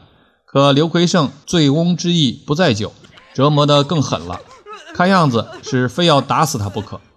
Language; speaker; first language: Chinese; native; Chinese